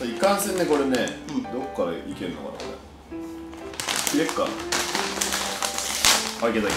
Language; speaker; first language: Japanese; native; Japanese